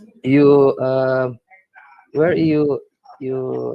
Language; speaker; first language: English; non-native, learner; Indonesian